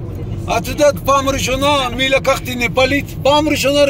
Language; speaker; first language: Hebrew; non-native, fluent; Nepali